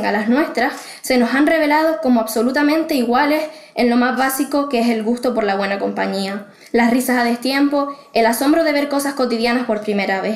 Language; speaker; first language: Spanish; native; Spanish